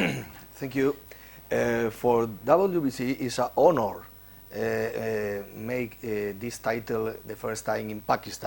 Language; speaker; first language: English; non-native, learner; Spanish